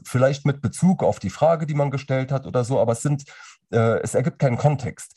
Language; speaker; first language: German; native; German